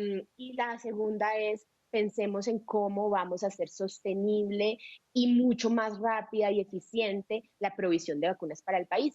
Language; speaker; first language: Spanish; native; Spanish